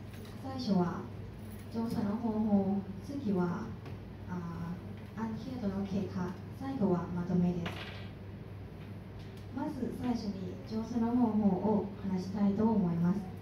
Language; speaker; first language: Japanese; non-native, learner; Thai